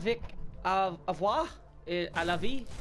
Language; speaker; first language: French; non-native, learner; English